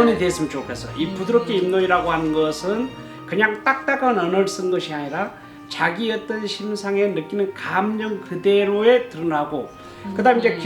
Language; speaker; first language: Korean; native; Korean